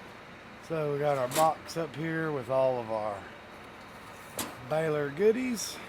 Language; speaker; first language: English; native; English